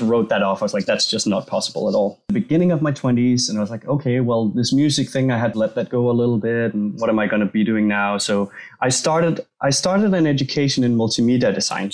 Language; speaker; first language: English; non-native, fluent; Danish